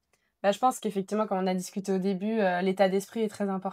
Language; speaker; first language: French; native; French